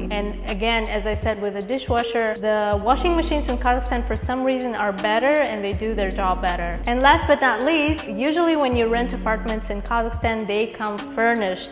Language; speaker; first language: English; non-native, fluent; Kazakh